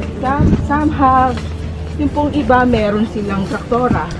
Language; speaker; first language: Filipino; native; Filipino